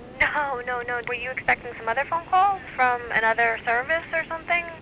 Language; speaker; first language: English; native; English